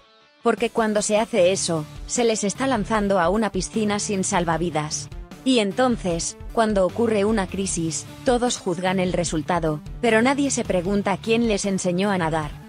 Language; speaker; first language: Spanish; native; Spanish